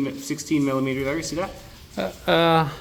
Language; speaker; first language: English; native; English